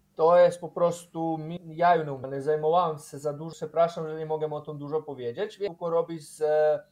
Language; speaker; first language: Polish; non-native, learner; Croatian